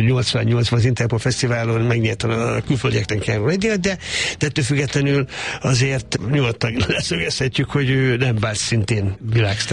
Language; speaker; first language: Hungarian; native; Hungarian